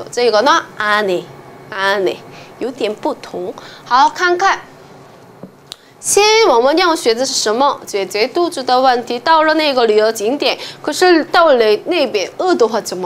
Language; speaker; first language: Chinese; non-native, fluent; Korean